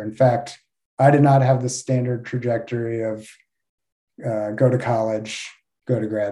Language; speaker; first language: English; native; English